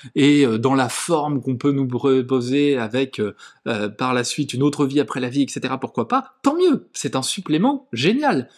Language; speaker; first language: French; native; French